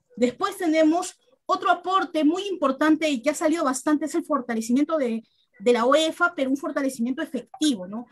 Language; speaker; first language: Spanish; native; Spanish